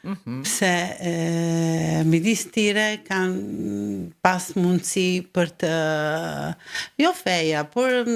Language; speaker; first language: Albanian; early bilingual, heritage; Albanian